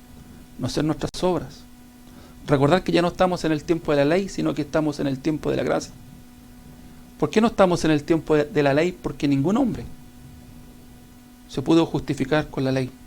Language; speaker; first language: Spanish; native; Spanish